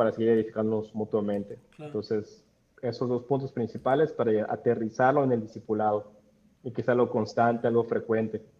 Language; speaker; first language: Spanish; native; Spanish